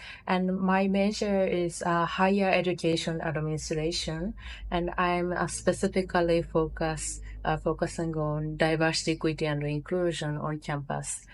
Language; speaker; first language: English; non-native, fluent; Japanese